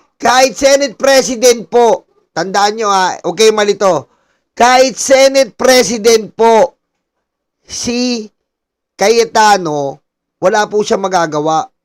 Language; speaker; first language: Filipino; native; Filipino